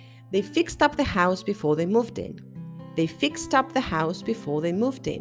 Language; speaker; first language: English; non-native, fluent; Spanish